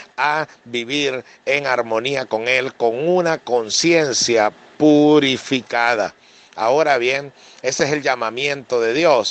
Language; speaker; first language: Spanish; native; Spanish